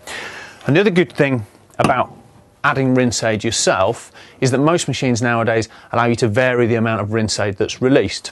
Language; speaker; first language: English; native; English